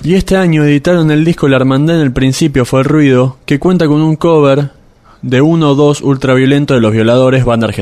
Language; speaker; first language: Spanish; native; Spanish